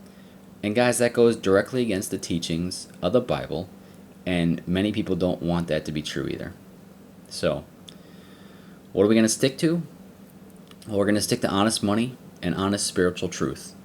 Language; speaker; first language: English; native; English